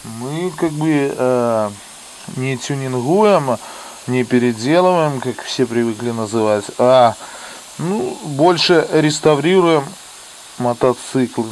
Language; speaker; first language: Russian; native; Russian